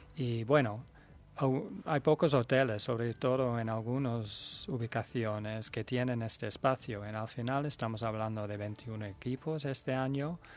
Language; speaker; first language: Spanish; non-native, fluent; Dutch